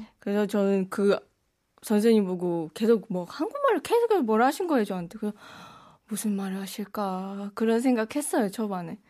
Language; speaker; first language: Korean; non-native, fluent; Russian